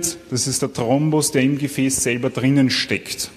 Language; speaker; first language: German; native; German